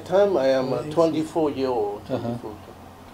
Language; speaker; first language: English; non-native, learner; Lao